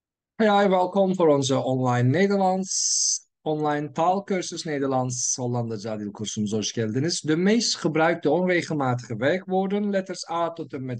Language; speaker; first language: Dutch; non-native, learner; Turkish